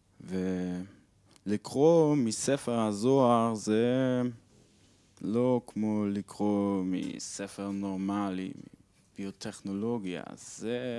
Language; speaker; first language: Hebrew; non-native, learner; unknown